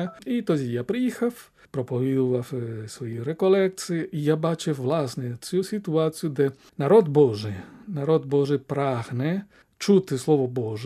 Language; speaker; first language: Ukrainian; non-native, fluent; Spanish